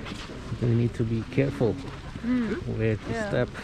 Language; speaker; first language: English; non-native, fluent; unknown